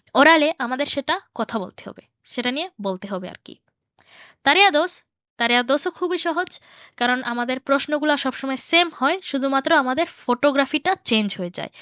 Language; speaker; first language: Bangla; early bilingual, heritage; Bangla